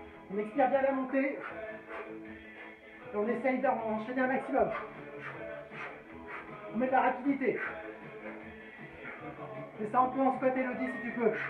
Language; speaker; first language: French; native; French